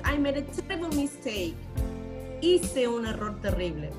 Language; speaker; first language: English; non-native, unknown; Spanish